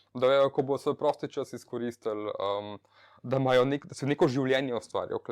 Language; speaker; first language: Slovenian; native; Slovenian